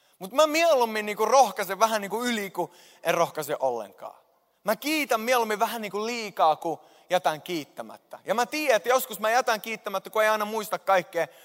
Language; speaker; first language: Finnish; native; Finnish